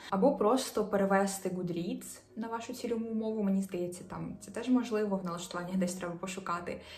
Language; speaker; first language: Ukrainian; native; Ukrainian